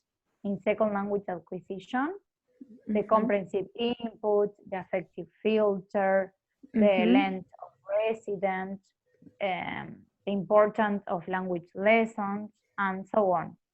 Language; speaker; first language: English; non-native, fluent; Spanish